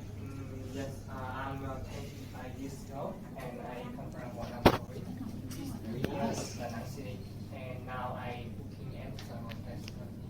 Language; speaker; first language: English; non-native, learner; Vietnamese